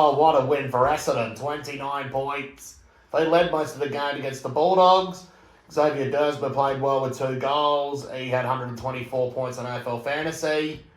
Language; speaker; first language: English; native; English